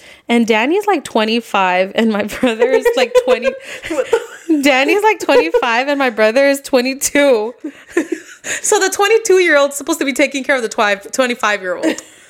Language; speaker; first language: English; early bilingual, other home language; Spanish